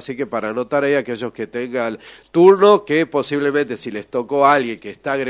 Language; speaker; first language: Spanish; native; Spanish